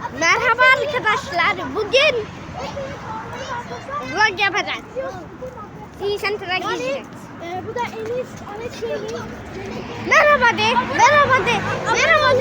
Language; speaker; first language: Turkish; early bilingual, heritage; Turkish